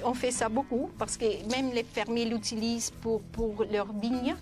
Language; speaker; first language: French; non-native, fluent; Italian